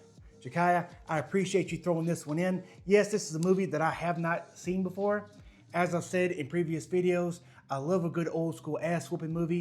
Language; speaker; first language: English; native; English